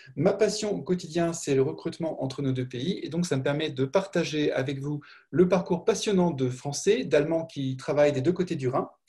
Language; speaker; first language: French; native; French